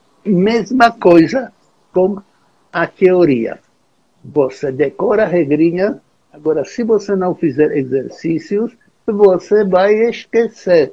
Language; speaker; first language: Portuguese; non-native, fluent; Czech